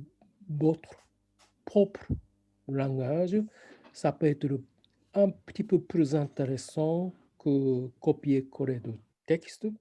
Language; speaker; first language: French; non-native, fluent; Japanese